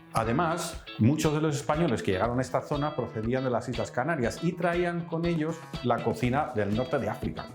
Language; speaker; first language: Spanish; non-native, fluent; Dutch